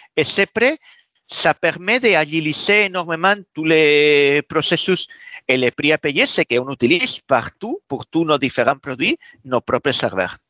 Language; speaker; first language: French; non-native, fluent; Spanish